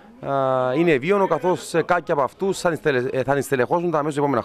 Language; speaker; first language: Greek; native; Greek